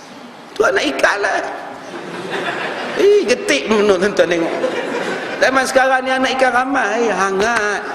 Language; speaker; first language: Malay; native; Malay